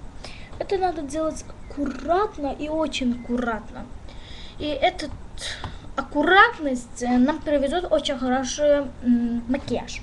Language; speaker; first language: Russian; non-native, learner; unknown